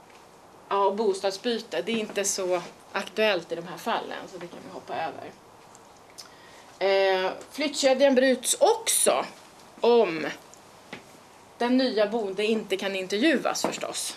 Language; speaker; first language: Swedish; native; Swedish